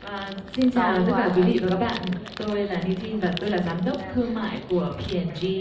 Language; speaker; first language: Vietnamese; native; Vietnamese